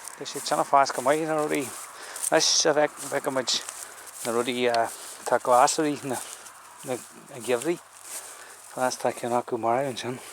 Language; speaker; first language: Irish; native; Irish